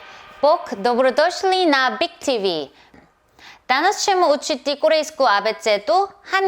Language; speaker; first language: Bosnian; non-native, learner; Korean